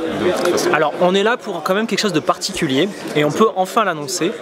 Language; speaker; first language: French; native; French